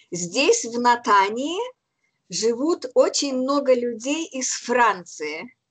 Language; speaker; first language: Russian; native; Russian